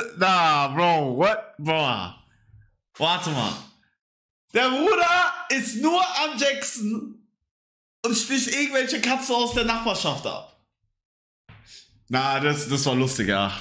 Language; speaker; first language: German; native; German